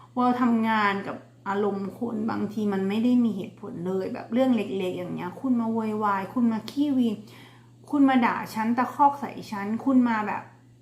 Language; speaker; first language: Thai; native; Thai